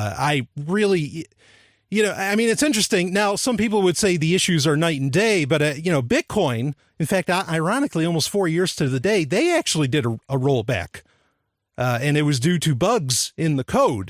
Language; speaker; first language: English; native; English